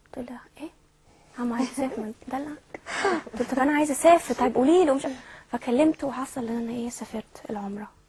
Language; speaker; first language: Arabic; early bilingual, heritage; Arabic